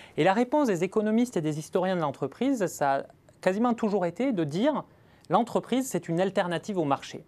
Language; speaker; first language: French; native; French